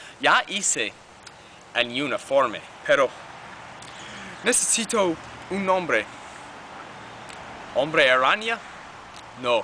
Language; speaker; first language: Spanish; non-native, learner; English